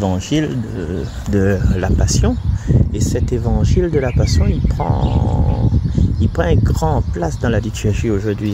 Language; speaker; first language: French; non-native, local second language; Réunion Creole French